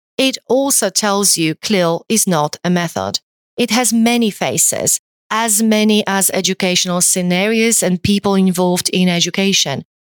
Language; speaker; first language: English; non-native, fluent; Polish